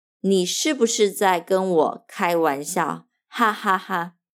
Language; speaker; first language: Chinese; non-native, fluent; Portuguese